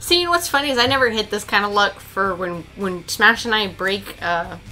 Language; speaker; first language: English; native; English